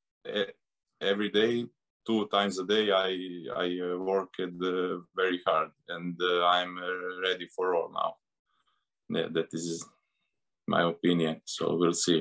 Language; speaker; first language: English; non-native, learner; Serbian